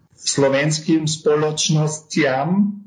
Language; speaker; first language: Slovak; non-native, learner; German